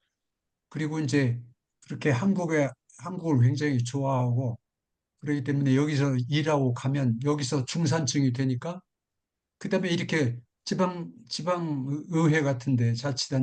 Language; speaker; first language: Korean; native; Korean